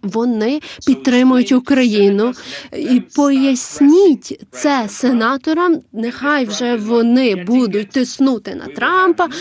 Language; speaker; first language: Ukrainian; non-native, learner; Lithuanian